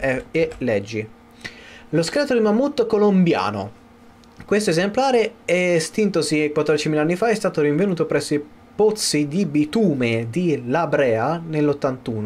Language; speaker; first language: Italian; native; Italian